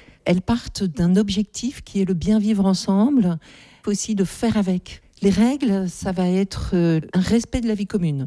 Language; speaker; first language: French; native; French